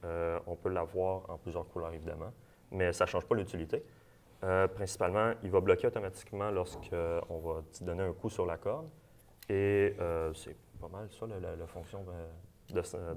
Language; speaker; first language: French; native; French